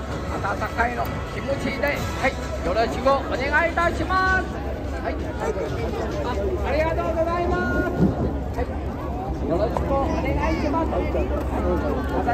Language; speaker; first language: Japanese; non-native, learner; Chinese